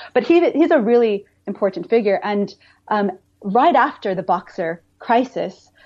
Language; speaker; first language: English; native; English